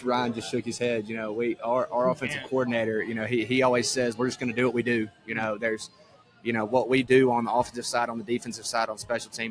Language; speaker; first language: English; native; English